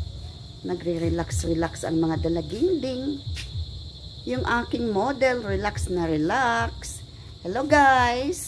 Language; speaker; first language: Filipino; non-native, local second language; Hiligaynon